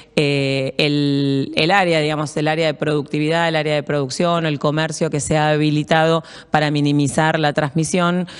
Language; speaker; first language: Spanish; native; Spanish